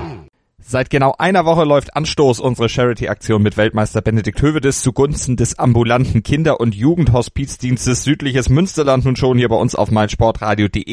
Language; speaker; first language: German; native; German